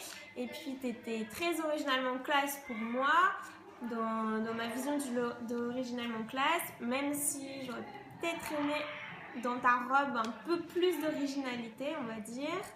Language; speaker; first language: French; native; French